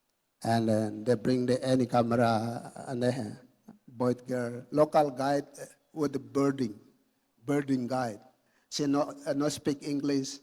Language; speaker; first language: English; non-native, learner; Indonesian